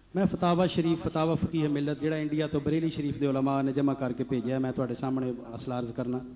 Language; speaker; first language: Urdu; non-native, local second language; Punjabi